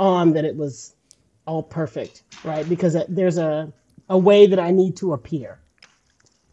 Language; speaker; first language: English; native; English